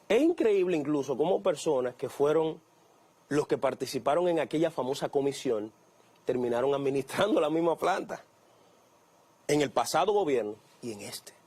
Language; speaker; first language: Spanish; native; Spanish